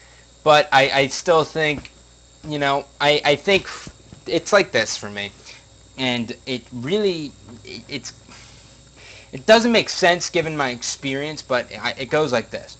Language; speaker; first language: English; native; English